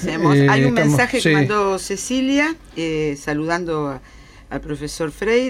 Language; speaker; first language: Spanish; native; Spanish